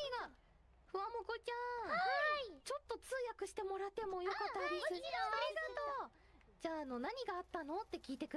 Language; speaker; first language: Japanese; native; Japanese